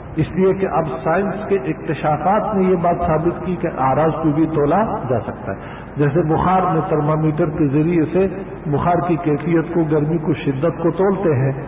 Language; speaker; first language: Urdu; non-native, local second language; Pashto